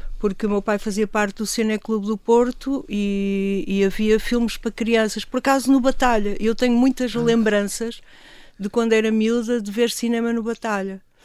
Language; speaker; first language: Portuguese; native; Portuguese